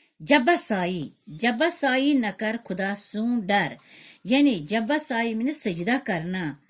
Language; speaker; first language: Urdu; non-native, local second language; Kashmiri